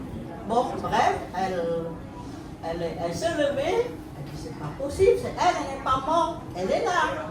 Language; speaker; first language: French; non-native, fluent; Khmer